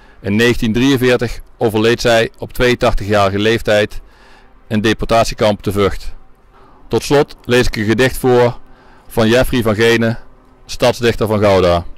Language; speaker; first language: Dutch; native; Dutch